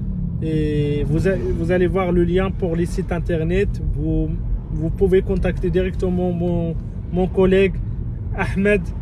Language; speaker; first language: French; non-native, fluent; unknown